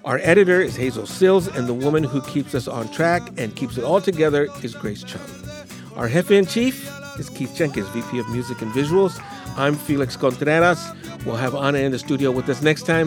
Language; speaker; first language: English; native; English